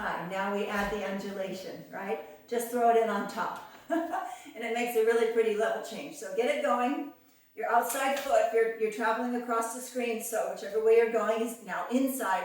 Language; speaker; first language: English; native; English